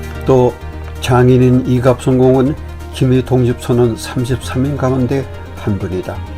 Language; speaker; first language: Korean; native; Korean